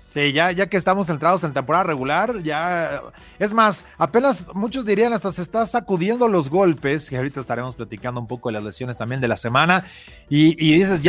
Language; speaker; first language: Spanish; native; Spanish